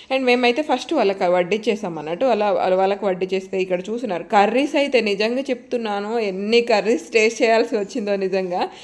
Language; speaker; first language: Telugu; non-native, local second language; Lambadi